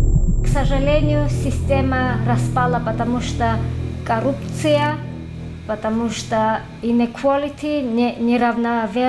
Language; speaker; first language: Russian; non-native, fluent; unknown